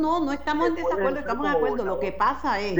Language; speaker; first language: Spanish; native; Spanish